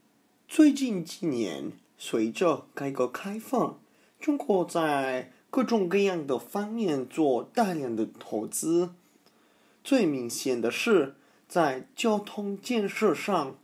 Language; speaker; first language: Chinese; non-native, fluent; English